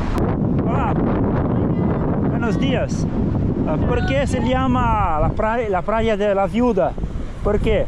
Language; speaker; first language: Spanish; non-native, learner; Portuguese